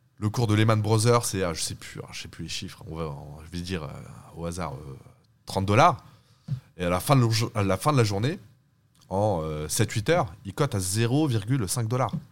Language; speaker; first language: French; early bilingual, other home language; Turkish